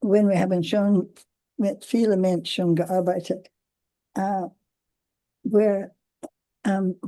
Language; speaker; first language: German; non-native, learner; English